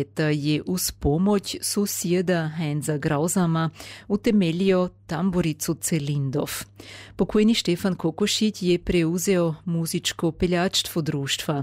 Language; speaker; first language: Serbian; native; Serbian